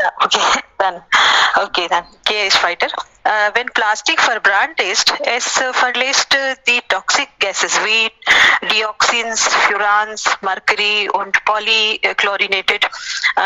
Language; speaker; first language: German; non-native, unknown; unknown